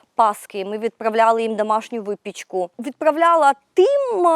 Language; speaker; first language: Ukrainian; native; Ukrainian